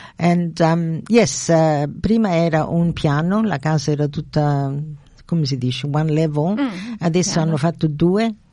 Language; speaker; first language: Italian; native; Italian